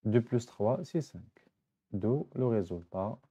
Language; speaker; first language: French; non-native, local second language; Arabic